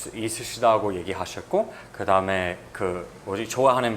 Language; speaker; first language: Korean; non-native, fluent; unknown